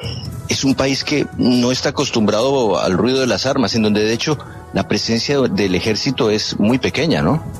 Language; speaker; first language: Spanish; native; Spanish